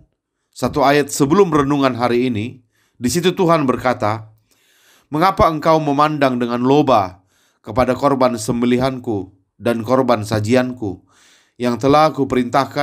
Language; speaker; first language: Indonesian; native; Indonesian